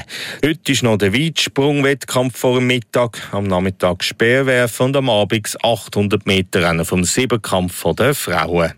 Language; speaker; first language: German; native; German